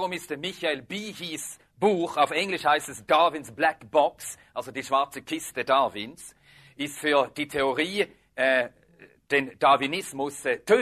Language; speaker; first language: German; native; German